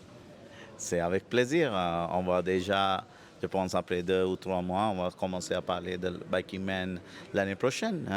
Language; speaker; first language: French; non-native, fluent; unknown